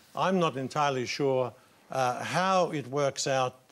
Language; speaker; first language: English; native; English